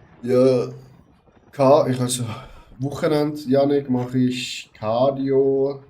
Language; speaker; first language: German; native; German